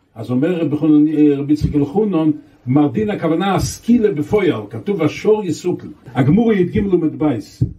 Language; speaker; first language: Hebrew; non-native, local second language; Yiddish